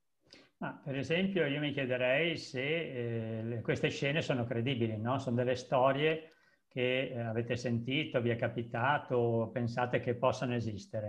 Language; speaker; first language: Italian; native; Italian